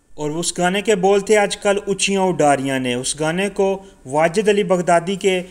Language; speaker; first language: Urdu; non-native, local second language; Punjabi